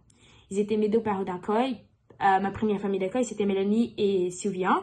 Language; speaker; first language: French; non-native, learner; Portuguese